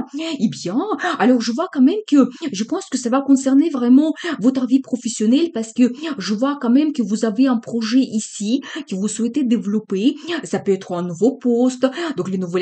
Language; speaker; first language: French; non-native, fluent; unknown